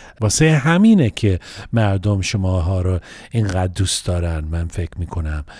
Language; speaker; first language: Persian; early bilingual, heritage; Persian